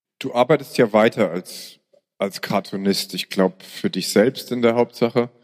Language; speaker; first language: German; native; German